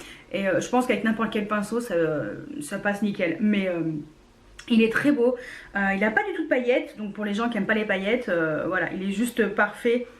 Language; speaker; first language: French; native; French